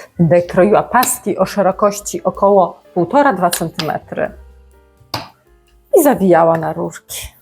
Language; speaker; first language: Polish; native; Polish